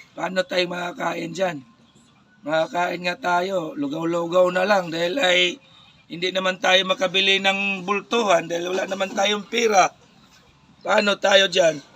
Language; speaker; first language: Filipino; non-native, local second language; Cebuano